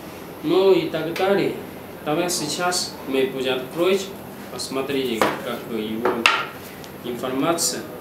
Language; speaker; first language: Russian; non-native, learner; Chinese